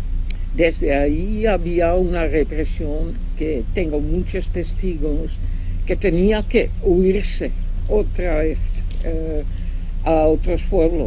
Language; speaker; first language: Spanish; non-native, fluent; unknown